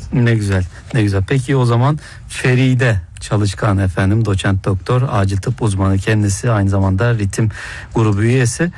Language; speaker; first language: Turkish; native; Turkish